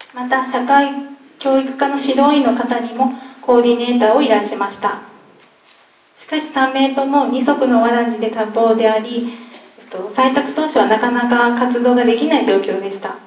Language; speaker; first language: Japanese; native; Japanese